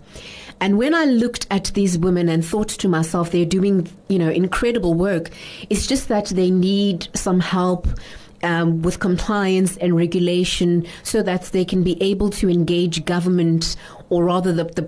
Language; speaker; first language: English; non-native, local second language; Xhosa